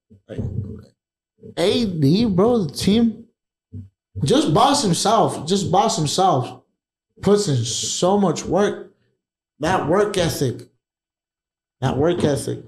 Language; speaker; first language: English; early bilingual, other home language; Spanish